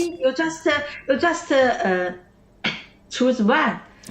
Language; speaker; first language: English; non-native, learner; Chinese